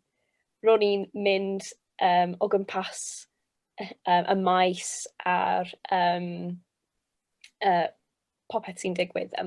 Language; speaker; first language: Welsh; non-native, local second language; English